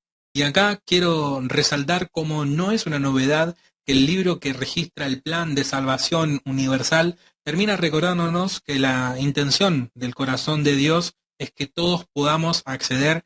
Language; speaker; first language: Spanish; native; Spanish